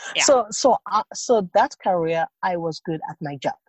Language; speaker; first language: English; non-native, local second language; Yoruba